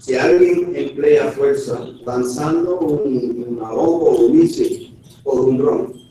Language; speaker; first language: Spanish; non-native, fluent; English